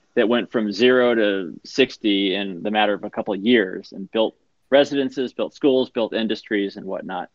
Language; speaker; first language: English; native; English